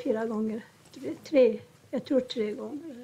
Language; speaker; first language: Swedish; non-native, learner; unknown